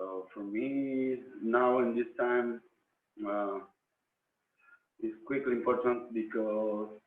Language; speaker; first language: English; non-native, learner; Spanish